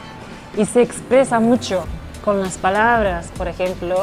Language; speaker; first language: Spanish; non-native, fluent; Japanese